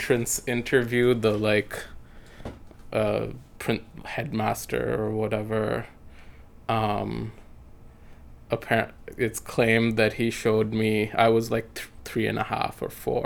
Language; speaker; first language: English; native; English